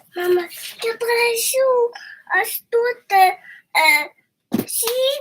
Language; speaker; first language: Russian; early bilingual, heritage; Russian